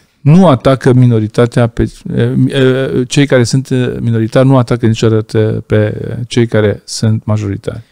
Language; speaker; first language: Romanian; non-native, local second language; Hungarian